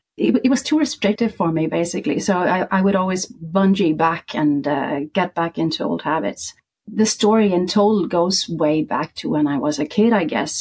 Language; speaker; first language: English; non-native, fluent; Icelandic